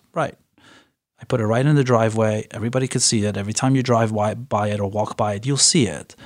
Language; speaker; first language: English; early bilingual, other home language; Persian